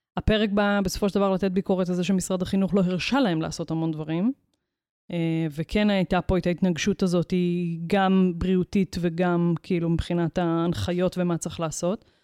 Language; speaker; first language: Hebrew; native; Hebrew